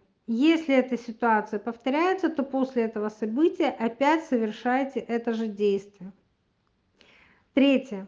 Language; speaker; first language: Russian; native; Russian